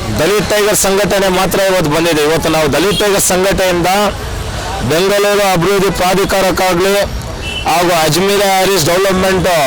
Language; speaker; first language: Kannada; native; Kannada